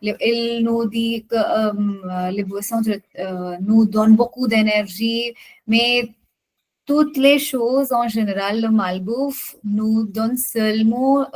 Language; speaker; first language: French; non-native, learner; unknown